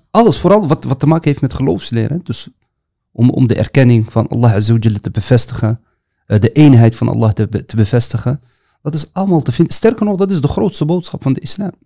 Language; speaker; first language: Dutch; early bilingual, other home language; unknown